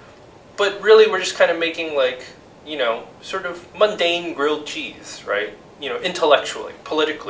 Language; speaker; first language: English; native; English